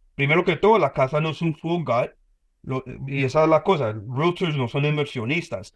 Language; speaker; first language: Spanish; early bilingual, heritage; Spanish